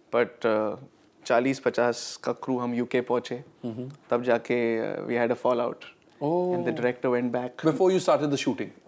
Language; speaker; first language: Hindi; native; Hindi